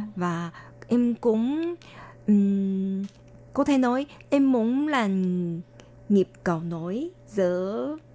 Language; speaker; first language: Vietnamese; non-native, fluent; Chinese